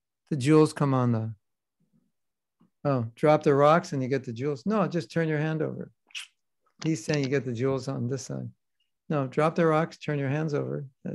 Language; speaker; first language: English; native; English